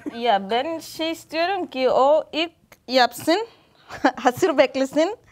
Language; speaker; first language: Turkish; non-native, learner; Spanish